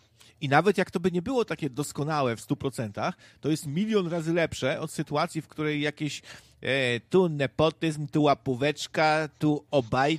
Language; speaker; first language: Polish; native; Polish